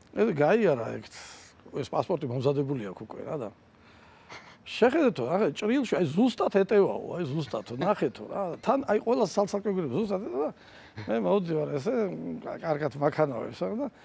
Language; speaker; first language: Georgian; native; Georgian